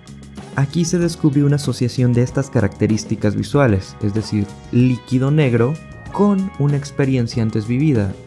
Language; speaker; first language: Spanish; native; Spanish